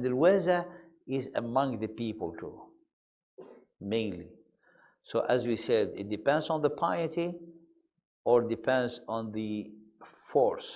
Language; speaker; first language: English; non-native, fluent; Arabic